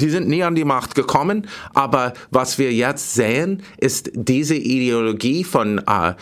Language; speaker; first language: German; non-native, learner; English